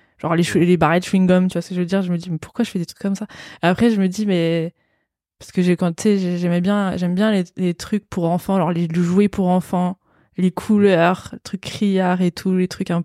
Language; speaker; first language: French; native; French